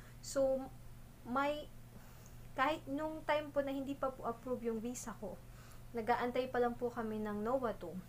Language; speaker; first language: Filipino; native; Filipino